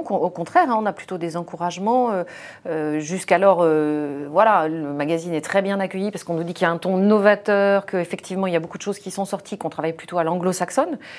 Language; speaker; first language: French; native; French